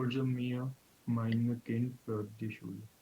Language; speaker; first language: German; non-native, learner; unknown